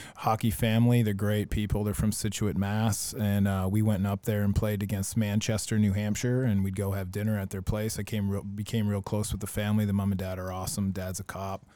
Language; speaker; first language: English; native; English